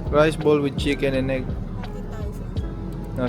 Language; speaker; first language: English; non-native, learner; Filipino